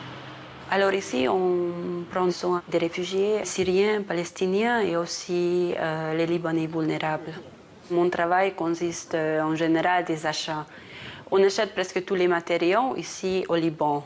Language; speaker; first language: French; non-native, fluent; Hungarian